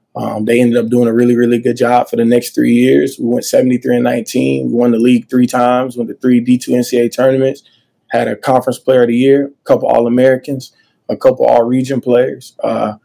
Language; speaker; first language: English; native; English